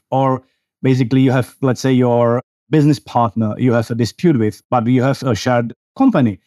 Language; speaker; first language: English; non-native, fluent; Czech